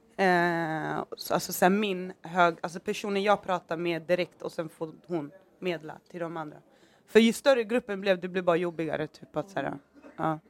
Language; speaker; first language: Swedish; early bilingual, other home language; Somali